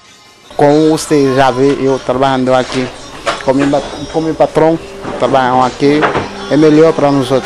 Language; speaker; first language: Spanish; non-native, learner; Haitian Creole